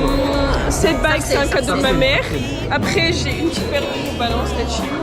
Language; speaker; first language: French; native; French